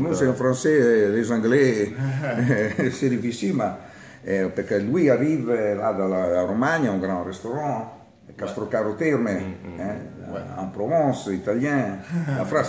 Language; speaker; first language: French; non-native, learner; Italian